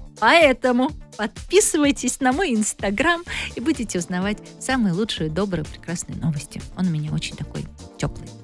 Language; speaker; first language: Russian; native; Russian